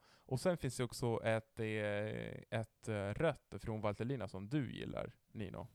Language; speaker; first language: Swedish; non-native, fluent; Italian